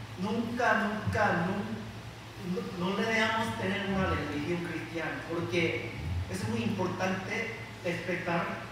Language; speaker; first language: Spanish; non-native, learner; Korean